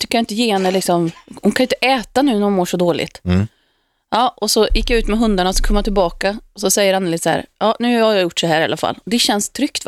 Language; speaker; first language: Swedish; native; Swedish